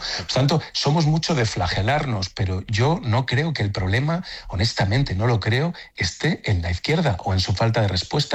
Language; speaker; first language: Spanish; native; Spanish